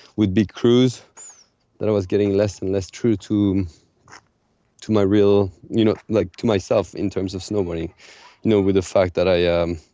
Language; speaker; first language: English; non-native, fluent; French